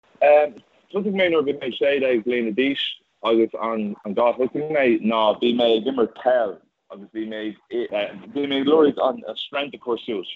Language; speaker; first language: Irish; non-native, local second language; English